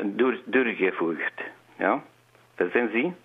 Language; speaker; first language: German; non-native, learner; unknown